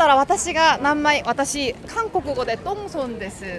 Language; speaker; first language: Japanese; non-native, learner; Korean